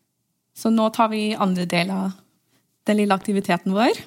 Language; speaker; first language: Norwegian; early bilingual, heritage; English